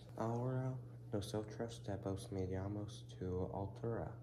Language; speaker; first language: Spanish; non-native, learner; English